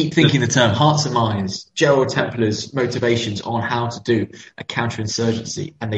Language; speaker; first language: English; native; English